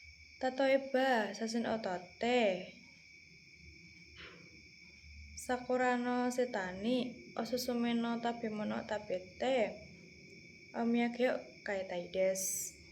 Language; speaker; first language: Japanese; non-native, learner; Indonesian